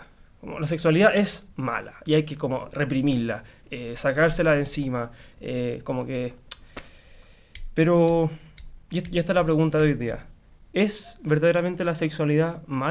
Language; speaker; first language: Spanish; native; Spanish